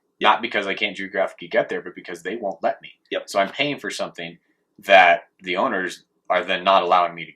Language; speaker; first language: English; native; English